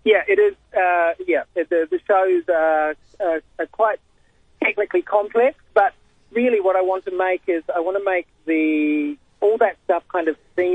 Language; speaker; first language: English; native; English